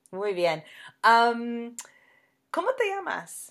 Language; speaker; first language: Spanish; non-native, fluent; English